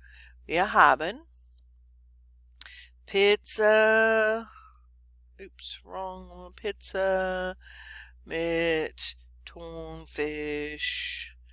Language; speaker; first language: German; non-native, fluent; English